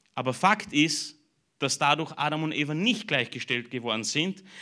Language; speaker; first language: German; native; German